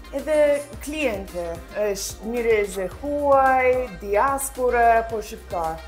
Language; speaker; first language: Albanian; non-native, learner; English